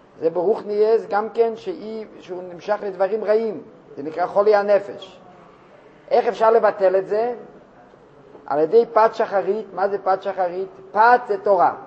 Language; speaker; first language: Hebrew; non-native, fluent; Russian